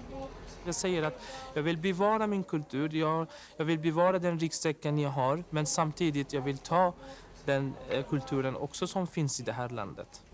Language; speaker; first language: Swedish; non-native, fluent; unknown